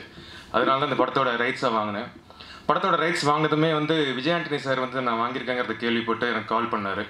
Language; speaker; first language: Tamil; native; Tamil